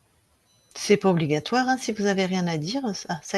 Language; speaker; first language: French; native; French